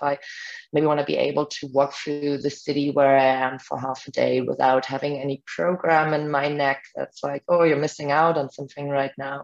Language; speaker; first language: English; non-native, fluent; German